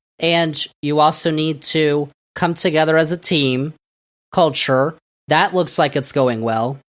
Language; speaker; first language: English; native; English